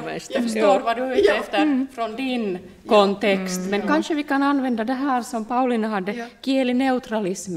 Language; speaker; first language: Swedish; non-native, local second language; Finnish